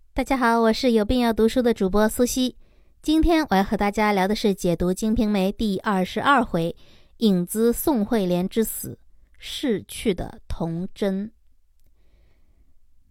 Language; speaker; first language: Chinese; native; Chinese